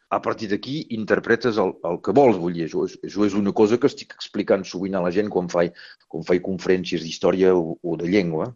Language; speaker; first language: Catalan; native; Catalan